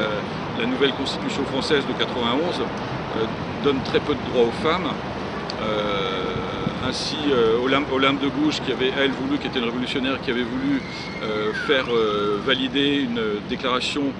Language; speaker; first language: French; native; French